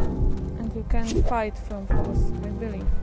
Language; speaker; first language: English; non-native, fluent; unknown